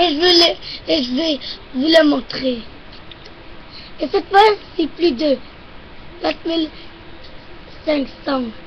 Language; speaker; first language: French; non-native, local second language; English